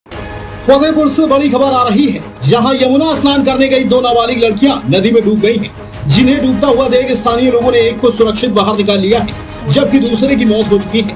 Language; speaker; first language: Hindi; native; Hindi